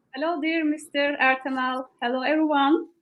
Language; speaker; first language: English; non-native, fluent; Turkish